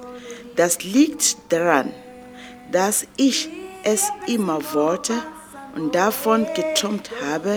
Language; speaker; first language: German; non-native, fluent; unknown